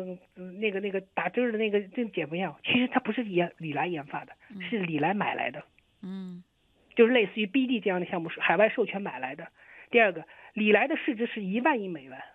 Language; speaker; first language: Chinese; native; Chinese